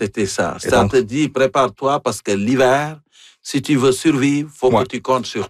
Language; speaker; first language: French; native; French